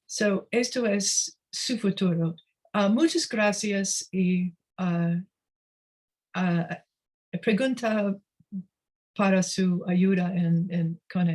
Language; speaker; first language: Spanish; non-native, learner; English